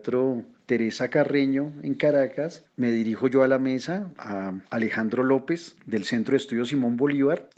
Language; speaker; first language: Spanish; native; Spanish